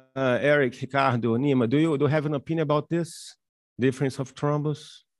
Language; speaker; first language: English; non-native, fluent; Portuguese